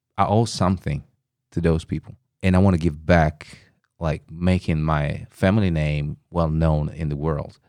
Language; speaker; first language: English; non-native, fluent; Italian